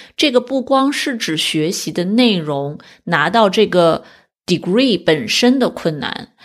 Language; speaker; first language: Chinese; native; Chinese